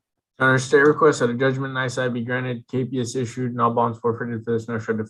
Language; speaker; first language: English; native; English